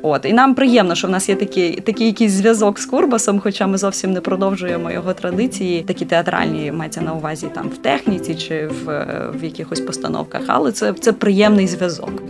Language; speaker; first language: Ukrainian; native; Ukrainian